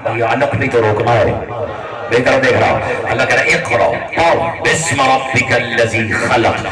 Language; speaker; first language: Urdu; non-native, local second language; Punjabi